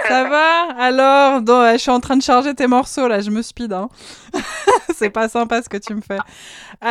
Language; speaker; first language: French; native; French